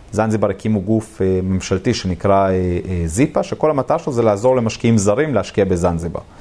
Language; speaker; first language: Hebrew; native; Hebrew